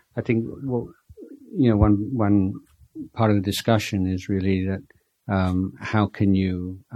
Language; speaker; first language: English; native; English